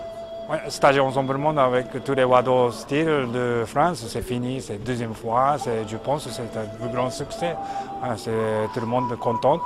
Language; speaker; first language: French; non-native, learner; Japanese